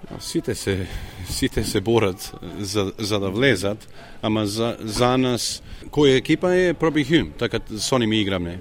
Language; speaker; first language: Macedonian; early bilingual, heritage; Macedonian